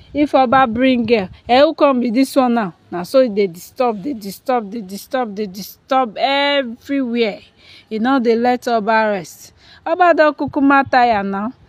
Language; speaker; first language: Nigerian Pidgin; non-native, local second language; Yoruba